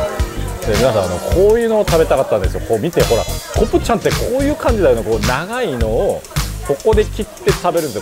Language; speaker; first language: Japanese; non-native, fluent; Korean